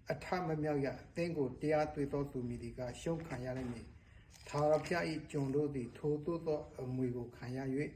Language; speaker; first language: Burmese; non-native, local second language; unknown